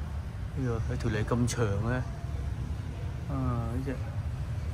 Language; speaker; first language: Chinese; early bilingual, heritage; Cantonese